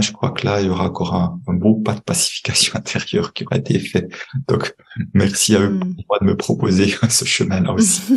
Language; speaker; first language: French; native; French